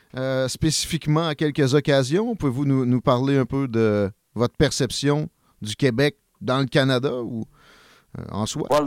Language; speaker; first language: French; native; French